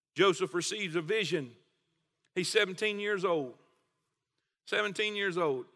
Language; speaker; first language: English; native; English